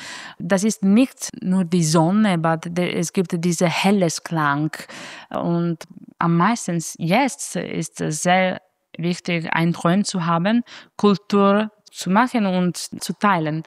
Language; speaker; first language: German; non-native, fluent; Italian